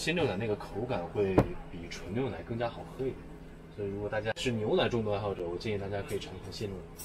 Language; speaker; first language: Chinese; native; Chinese